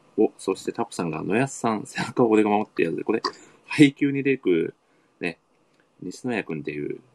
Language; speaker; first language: Japanese; native; Japanese